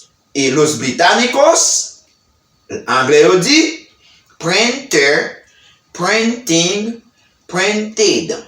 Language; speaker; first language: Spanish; non-native, learner; Haitian Creole